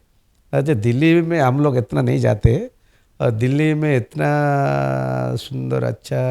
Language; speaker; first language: Hindi; non-native, local second language; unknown